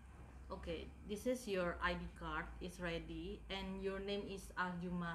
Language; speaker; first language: English; non-native, learner; Indonesian